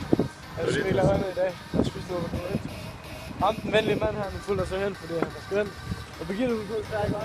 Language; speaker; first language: Danish; native; Danish